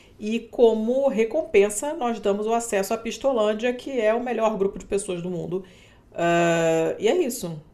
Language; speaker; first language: Portuguese; native; Portuguese